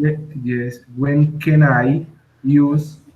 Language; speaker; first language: English; non-native, learner; Spanish